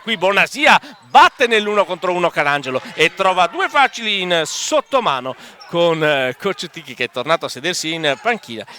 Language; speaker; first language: Italian; native; Italian